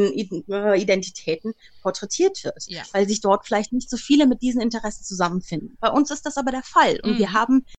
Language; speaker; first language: German; native; German